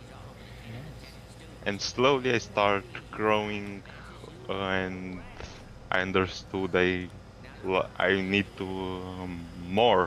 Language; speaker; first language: English; non-native, fluent; Romanian